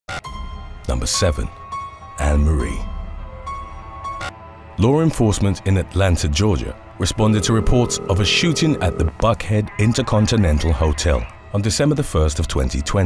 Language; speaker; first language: English; native; English